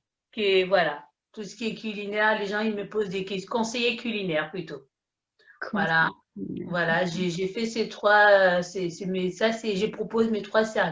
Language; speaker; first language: French; early bilingual, other home language; Haitian Creole